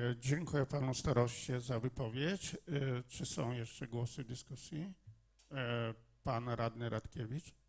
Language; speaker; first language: Polish; native; Polish